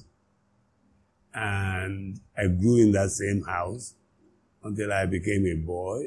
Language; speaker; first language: English; non-native, local second language; Yoruba